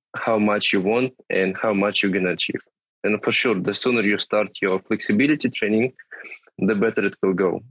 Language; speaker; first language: English; non-native, fluent; Russian